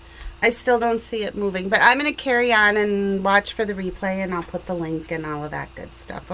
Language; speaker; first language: English; native; English